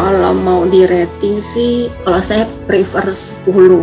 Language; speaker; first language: Indonesian; native; Indonesian